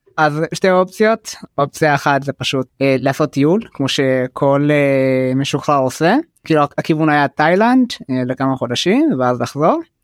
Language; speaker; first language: Hebrew; early bilingual, other home language; Amharic